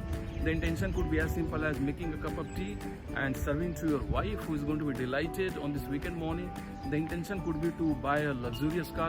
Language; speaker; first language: English; non-native, local second language; Hindi